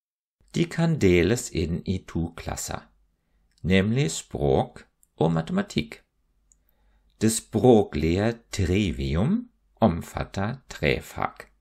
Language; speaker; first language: Norwegian; non-native, fluent; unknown